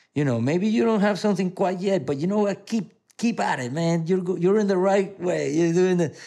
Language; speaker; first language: English; non-native, fluent; Spanish